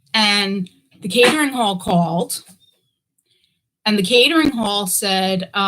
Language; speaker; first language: English; native; English